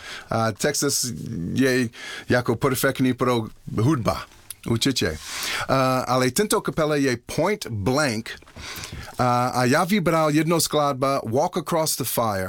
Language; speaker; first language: Czech; non-native, learner; English